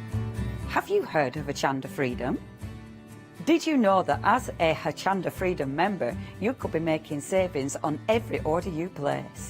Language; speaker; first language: English; native; English